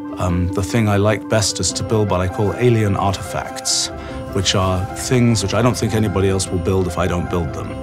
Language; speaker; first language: English; native; English